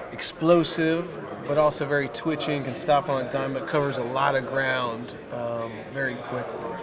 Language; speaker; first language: English; native; English